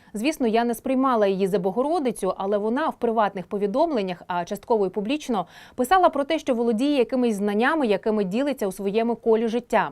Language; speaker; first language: Ukrainian; native; Ukrainian